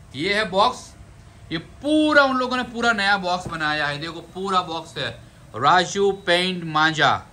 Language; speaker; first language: Hindi; non-native, local second language; Gujarati